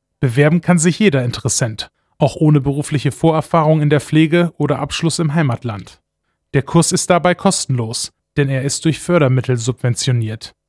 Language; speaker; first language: German; native; German